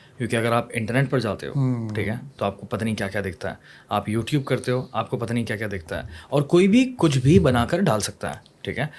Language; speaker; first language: Urdu; native; Urdu